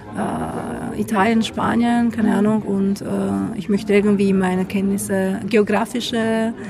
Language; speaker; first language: German; non-native, fluent; Italian